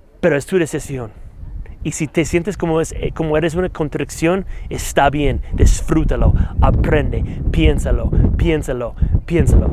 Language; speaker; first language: Spanish; non-native, fluent; English